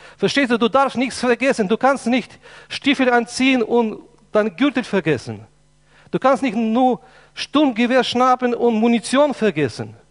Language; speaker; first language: German; non-native, fluent; Russian